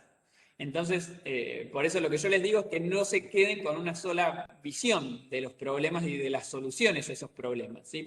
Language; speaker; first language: Spanish; native; Spanish